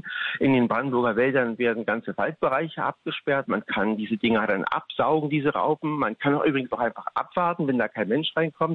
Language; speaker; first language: German; native; German